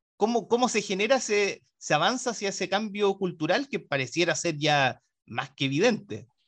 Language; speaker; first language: Spanish; native; Spanish